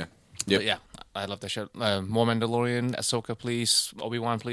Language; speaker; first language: English; native; English